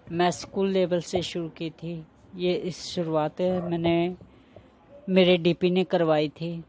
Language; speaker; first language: Hindi; native; Hindi